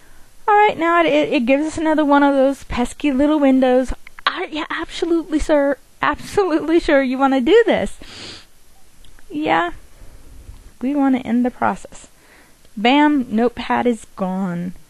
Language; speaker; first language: English; native; English